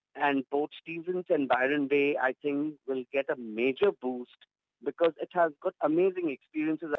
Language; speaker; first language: English; non-native, local second language; Gujarati